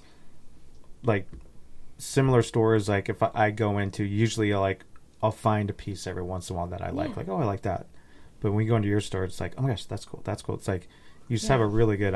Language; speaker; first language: English; native; English